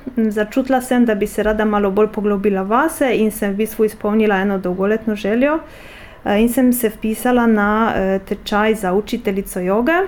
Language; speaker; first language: Slovenian; non-native, fluent; Polish